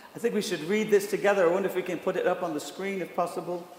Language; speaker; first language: English; native; English